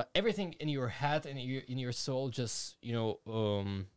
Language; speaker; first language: English; non-native, fluent; Slovak